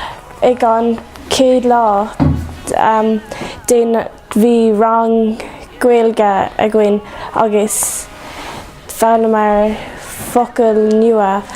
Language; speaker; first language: Irish; non-native, local second language; English